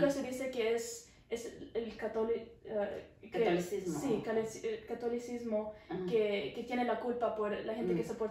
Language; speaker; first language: Spanish; early bilingual, heritage; Spanish